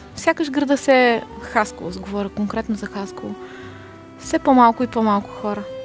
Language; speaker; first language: Bulgarian; native; Bulgarian